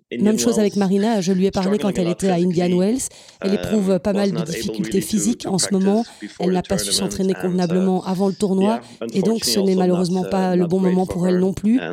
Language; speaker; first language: French; native; French